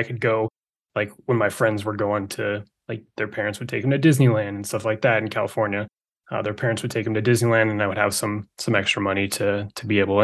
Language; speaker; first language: English; native; English